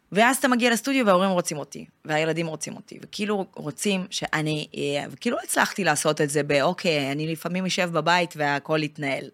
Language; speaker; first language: Hebrew; non-native, fluent; Russian